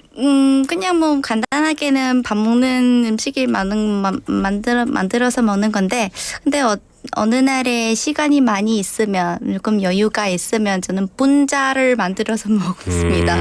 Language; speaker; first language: Korean; non-native, learner; Vietnamese